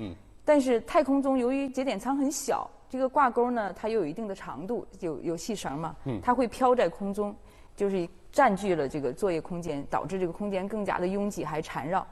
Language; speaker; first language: Chinese; native; Chinese